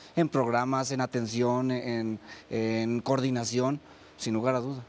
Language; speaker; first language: Spanish; native; Spanish